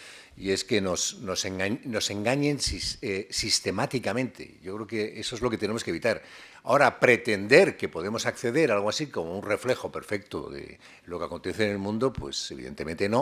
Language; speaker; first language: Spanish; native; Spanish